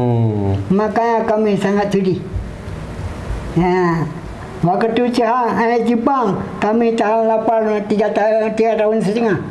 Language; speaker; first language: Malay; non-native, local second language; Achinese